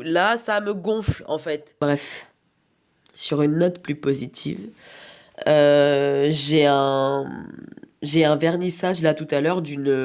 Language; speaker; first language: French; native; French